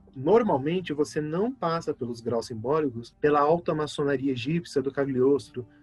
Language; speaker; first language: Portuguese; native; Portuguese